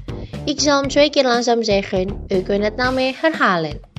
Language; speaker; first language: Dutch; non-native, learner; Indonesian